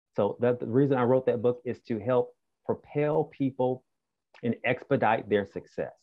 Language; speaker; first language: English; native; English